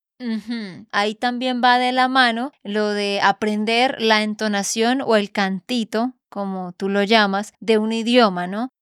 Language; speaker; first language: Spanish; native; Spanish